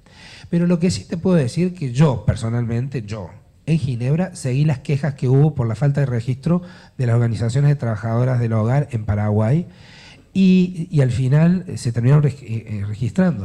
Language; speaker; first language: Spanish; native; Spanish